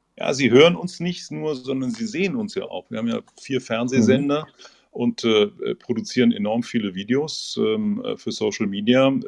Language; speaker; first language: German; native; German